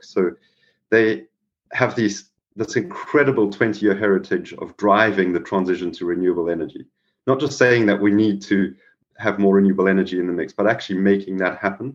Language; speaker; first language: English; native; English